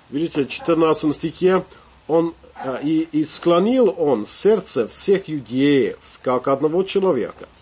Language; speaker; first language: Russian; non-native, fluent; English